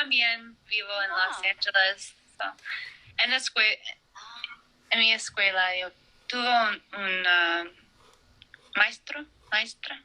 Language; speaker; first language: Spanish; non-native, learner; English